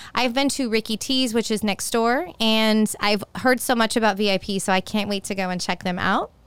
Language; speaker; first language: English; native; English